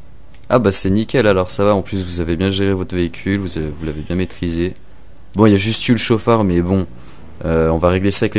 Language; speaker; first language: French; native; French